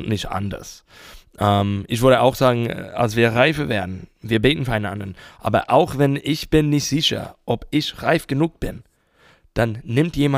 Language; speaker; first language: German; non-native, fluent; English